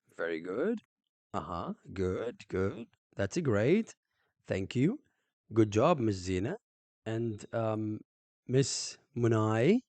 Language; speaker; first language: English; non-native, fluent; Arabic